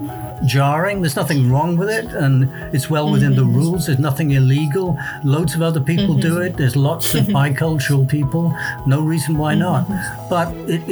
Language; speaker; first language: English; native; English